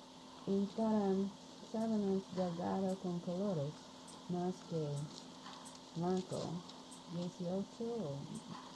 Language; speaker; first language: Spanish; non-native, learner; English